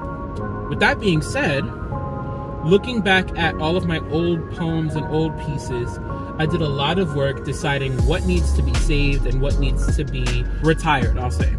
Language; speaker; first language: English; native; English